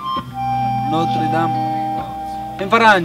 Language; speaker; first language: Italian; non-native, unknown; Arabic